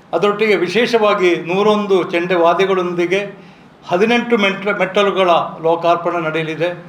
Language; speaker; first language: Kannada; native; Kannada